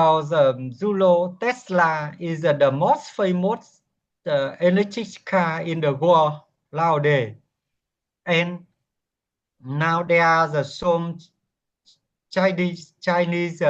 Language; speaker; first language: English; non-native, learner; Vietnamese